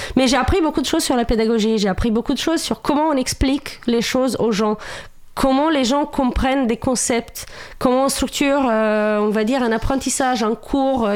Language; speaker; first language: French; non-native, fluent; Romanian